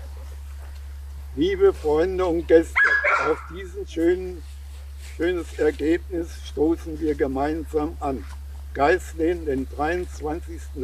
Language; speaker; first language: German; native; German